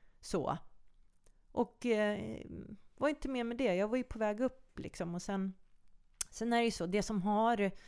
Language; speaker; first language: Swedish; native; Swedish